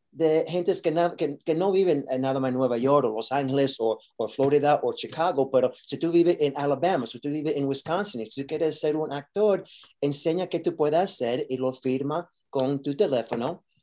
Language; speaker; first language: Spanish; early bilingual, heritage; Spanish